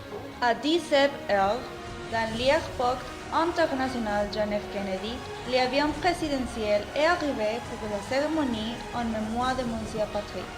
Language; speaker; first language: French; non-native, learner; Spanish